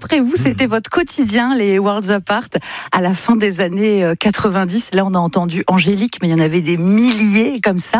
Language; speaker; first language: French; native; French